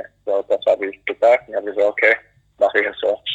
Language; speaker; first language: German; non-native, fluent; English